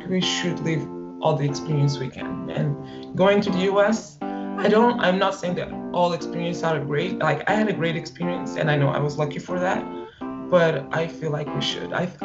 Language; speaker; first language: English; non-native, fluent; Portuguese